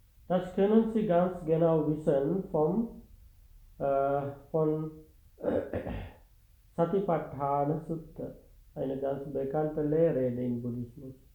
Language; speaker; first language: German; non-native, fluent; Sinhala